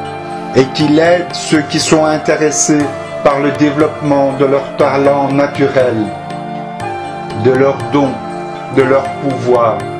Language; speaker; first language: French; native; French